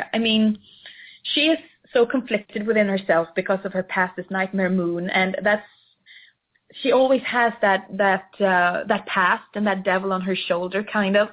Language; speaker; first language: English; non-native, fluent; Swedish